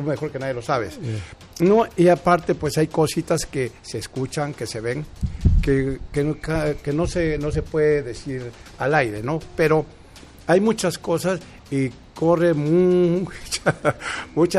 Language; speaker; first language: Spanish; native; Spanish